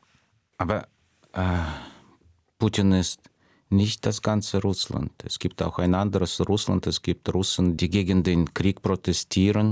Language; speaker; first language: German; non-native, fluent; Russian